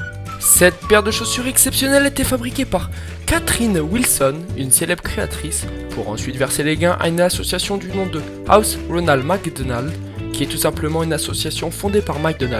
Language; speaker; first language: French; native; French